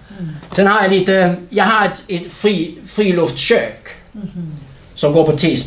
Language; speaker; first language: Swedish; non-native, fluent; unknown